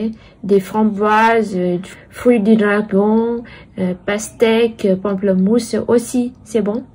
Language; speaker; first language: French; non-native, fluent; Vietnamese